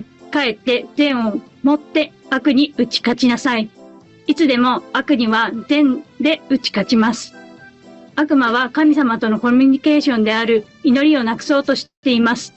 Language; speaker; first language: Japanese; non-native, learner; Filipino